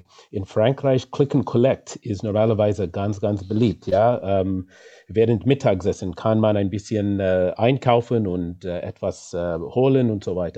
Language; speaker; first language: German; non-native, fluent; English